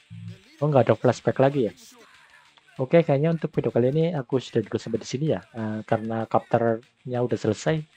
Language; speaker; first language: Indonesian; native; Indonesian